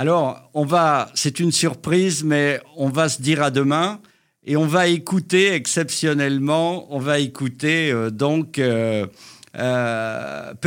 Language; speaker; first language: French; native; French